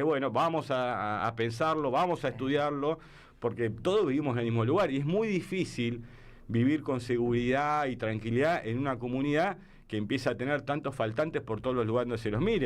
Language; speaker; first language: Spanish; native; Spanish